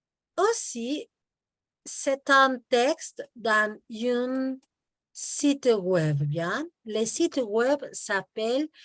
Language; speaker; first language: French; non-native, fluent; Spanish